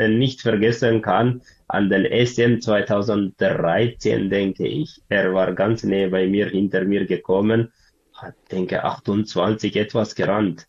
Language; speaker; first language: German; non-native, learner; Tigrinya